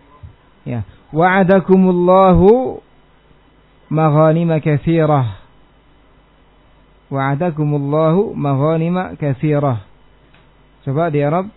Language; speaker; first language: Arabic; non-native, fluent; Indonesian